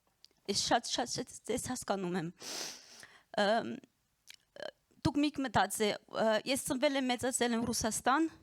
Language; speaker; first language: Armenian; early bilingual, heritage; Armenian